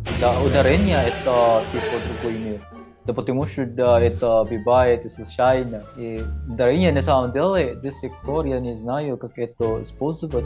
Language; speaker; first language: Russian; non-native, learner; Filipino